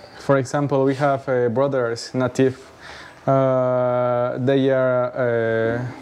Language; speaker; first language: English; non-native, learner; Spanish